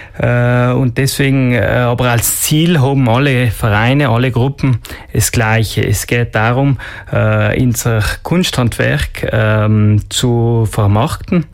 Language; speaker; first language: German; non-native, local second language; Ladin